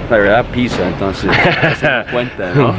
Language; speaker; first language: Spanish; non-native, fluent; English